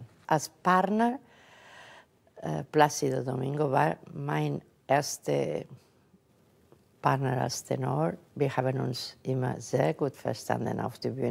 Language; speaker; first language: German; non-native, fluent; Catalan